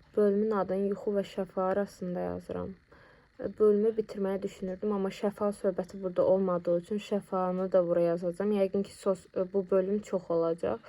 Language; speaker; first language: Azerbaijani; non-native, local second language; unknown